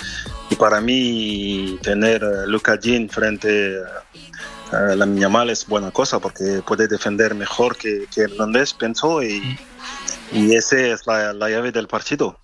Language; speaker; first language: Spanish; non-native, learner; French